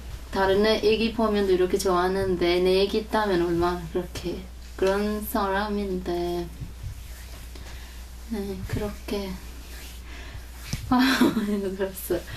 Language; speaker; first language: Korean; non-native, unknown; Sinhala